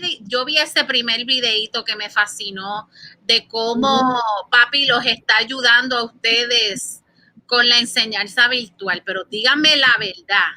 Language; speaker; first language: Spanish; early bilingual, heritage; Spanish